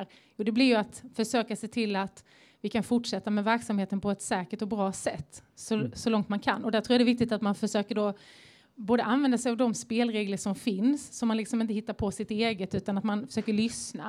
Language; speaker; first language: Swedish; native; Swedish